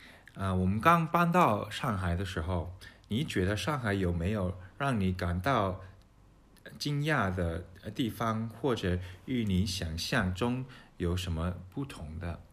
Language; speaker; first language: Chinese; early bilingual, heritage; English